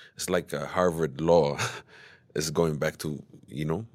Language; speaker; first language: English; early bilingual, other home language; Amharic